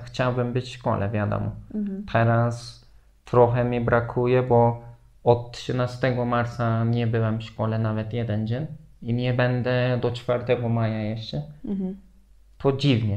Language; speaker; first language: Polish; non-native, fluent; Turkish